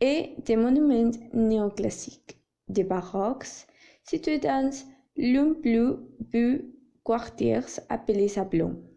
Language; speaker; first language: French; non-native, learner; Spanish